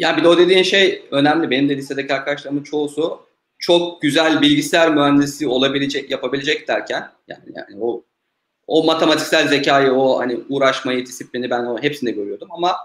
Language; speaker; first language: Turkish; native; Turkish